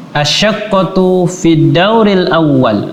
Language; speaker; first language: Arabic; non-native, fluent; Indonesian